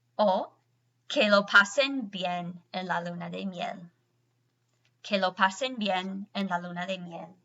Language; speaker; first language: Spanish; non-native, fluent; English